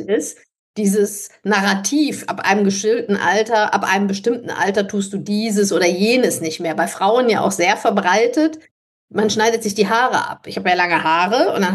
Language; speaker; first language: German; native; German